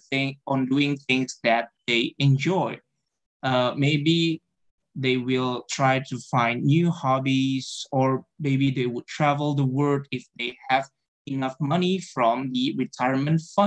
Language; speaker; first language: English; non-native, fluent; Indonesian